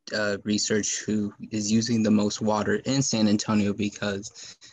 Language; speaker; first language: English; native; English